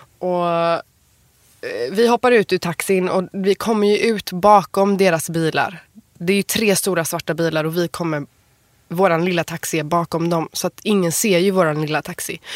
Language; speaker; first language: Swedish; native; Swedish